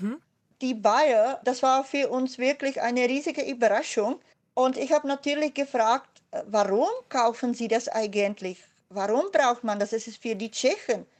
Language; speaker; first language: German; non-native, fluent; Czech